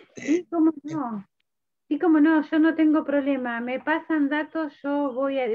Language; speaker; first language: Spanish; native; Spanish